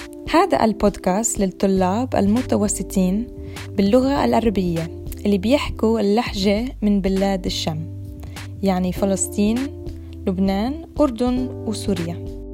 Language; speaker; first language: Arabic; non-native, fluent; English